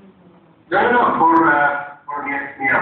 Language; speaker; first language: Spanish; non-native, learner; English